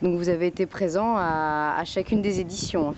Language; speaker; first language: French; native; French